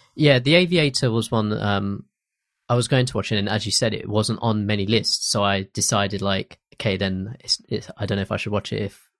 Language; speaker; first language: English; early bilingual, other home language; Hindi